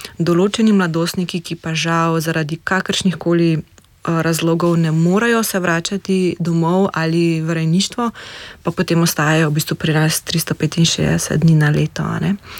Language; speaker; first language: Slovenian; native; Slovenian